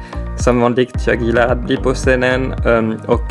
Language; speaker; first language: Swedish; early bilingual, heritage; French